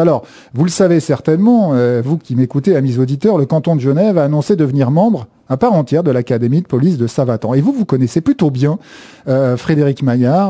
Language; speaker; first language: French; native; French